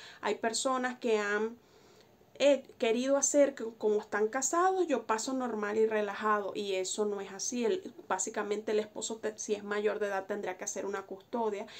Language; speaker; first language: Spanish; native; Spanish